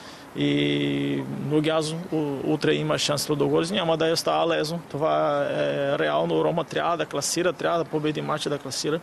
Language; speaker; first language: Bulgarian; non-native, learner; Portuguese